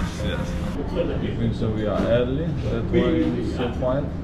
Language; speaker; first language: English; non-native, learner; Polish